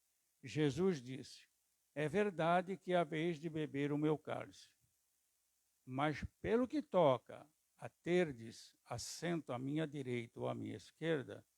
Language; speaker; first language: Portuguese; native; Portuguese